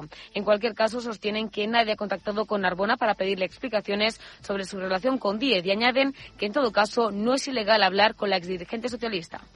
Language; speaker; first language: Spanish; native; Spanish